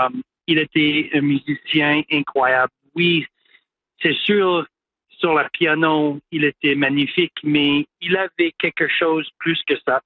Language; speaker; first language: French; non-native, local second language; English